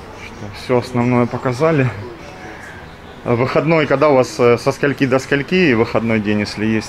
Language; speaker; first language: Russian; native; Russian